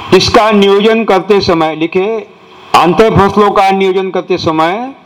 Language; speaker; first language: Hindi; non-native, local second language; Marathi